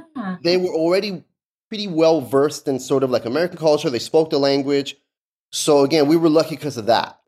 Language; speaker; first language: English; early bilingual, other home language; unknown